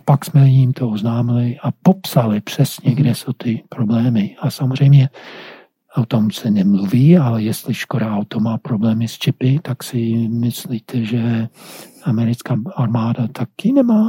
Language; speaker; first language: Czech; non-native, fluent; English